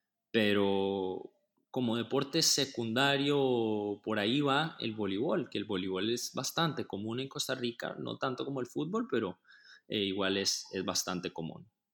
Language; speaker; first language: Spanish; native; Spanish